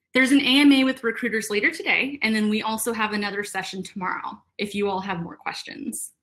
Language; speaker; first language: English; native; English